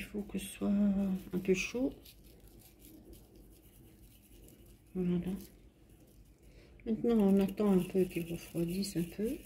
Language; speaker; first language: French; non-native, local second language; Arabic